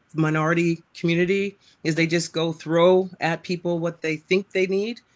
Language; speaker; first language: English; native; English